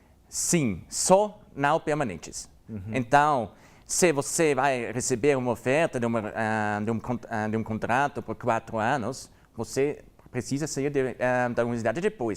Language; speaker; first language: Portuguese; non-native, learner; German